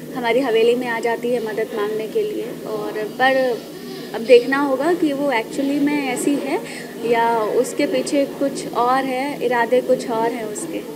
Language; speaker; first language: Hindi; native; Hindi